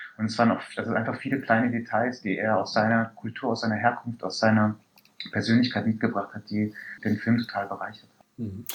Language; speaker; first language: German; early bilingual, other home language; Persian